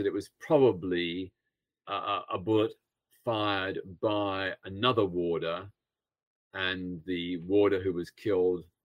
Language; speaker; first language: English; native; English